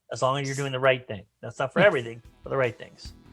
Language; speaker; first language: English; native; English